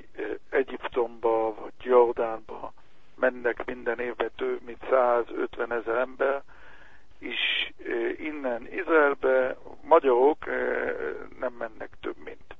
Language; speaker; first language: Hungarian; non-native, learner; Hebrew